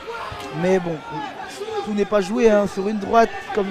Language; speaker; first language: French; native; French